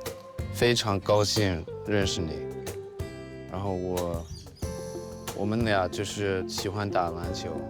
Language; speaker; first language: Chinese; non-native, learner; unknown